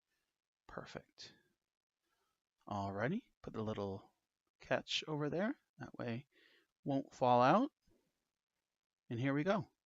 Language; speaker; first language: English; native; English